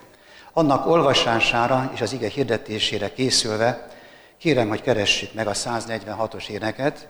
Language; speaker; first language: Hungarian; native; Hungarian